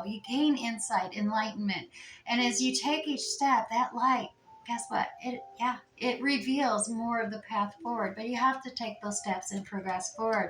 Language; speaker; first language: English; native; English